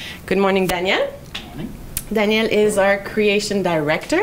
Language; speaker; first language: English; non-native, fluent; French